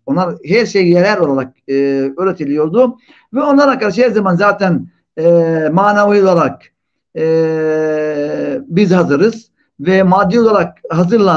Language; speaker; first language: Turkish; non-native, fluent; Arabic